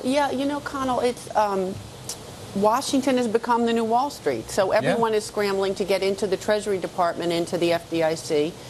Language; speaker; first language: English; native; English